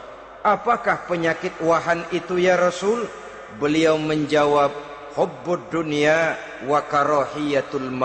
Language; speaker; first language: Indonesian; native; Indonesian